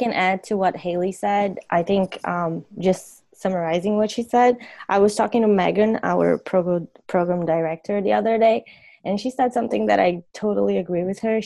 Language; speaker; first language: English; non-native, fluent; Portuguese